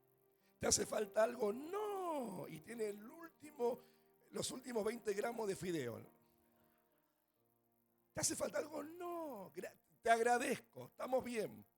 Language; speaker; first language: Spanish; native; Spanish